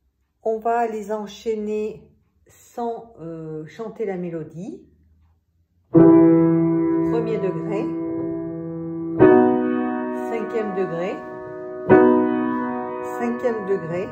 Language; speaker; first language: French; native; French